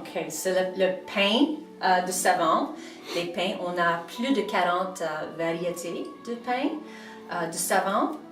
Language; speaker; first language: French; non-native, local second language; English